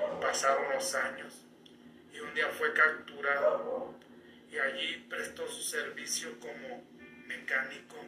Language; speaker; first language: Spanish; native; Spanish